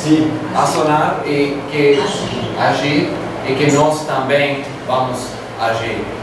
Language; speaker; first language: Portuguese; non-native, learner; Spanish